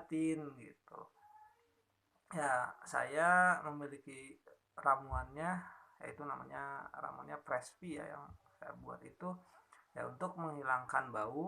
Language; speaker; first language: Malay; non-native, local second language; Sundanese